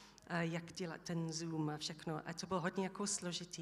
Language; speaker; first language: Czech; non-native, learner; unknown